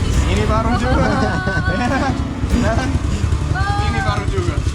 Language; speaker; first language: Indonesian; non-native, learner; Danish